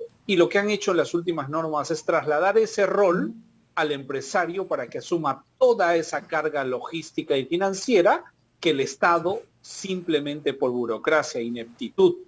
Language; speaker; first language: Spanish; native; Spanish